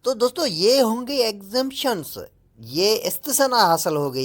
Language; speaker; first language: Urdu; native; Urdu